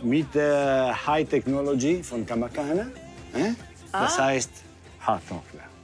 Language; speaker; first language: German; non-native, fluent; Italian